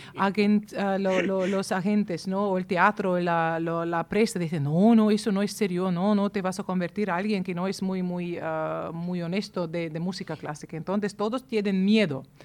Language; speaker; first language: Spanish; non-native, fluent; Latvian